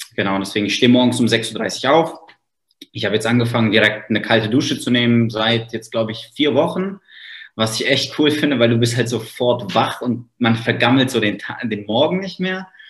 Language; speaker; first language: German; native; German